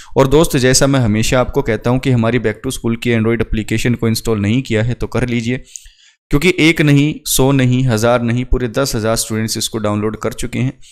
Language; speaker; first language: Hindi; native; Hindi